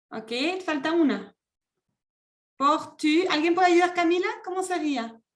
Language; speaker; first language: Spanish; non-native, fluent; French